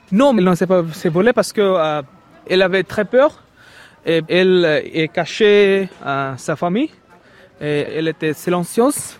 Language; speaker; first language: French; non-native, fluent; Bangla